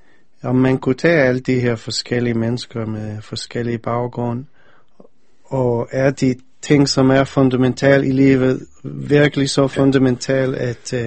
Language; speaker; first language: Danish; non-native, fluent; English